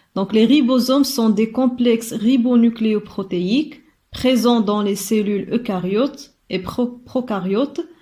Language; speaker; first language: French; non-native, local second language; Arabic